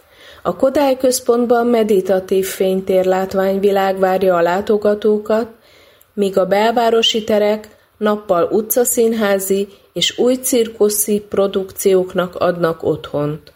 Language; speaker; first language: Hungarian; native; Hungarian